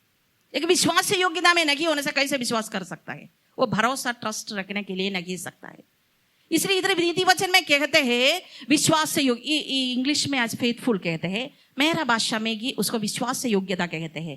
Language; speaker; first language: Hindi; non-native, local second language; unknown